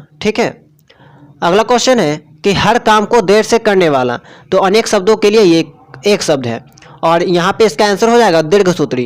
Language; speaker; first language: Hindi; native; Hindi